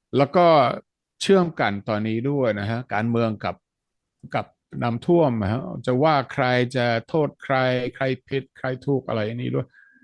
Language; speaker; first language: Thai; non-native, fluent; Dutch